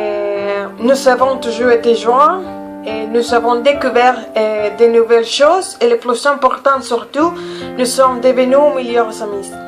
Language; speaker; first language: French; non-native, learner; Spanish